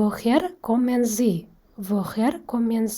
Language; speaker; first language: German; non-native, fluent; Kazakh